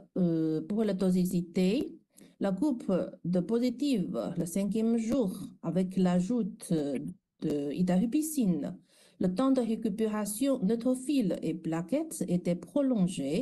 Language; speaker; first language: French; non-native, fluent; Chinese